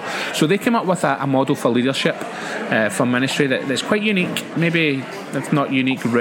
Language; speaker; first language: English; native; English